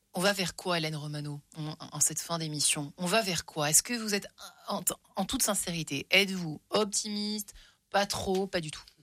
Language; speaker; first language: French; native; French